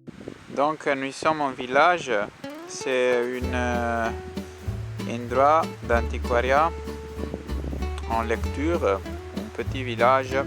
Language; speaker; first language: French; non-native, learner; Italian